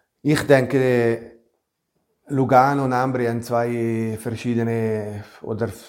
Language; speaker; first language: German; non-native, fluent; Italian